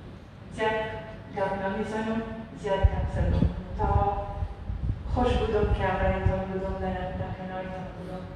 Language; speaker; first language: Persian; non-native, learner; Arabic